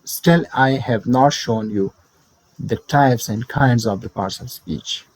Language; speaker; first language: English; non-native, local second language; Urdu